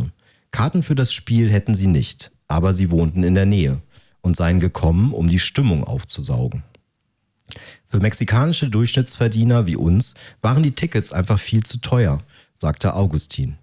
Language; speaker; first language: German; native; German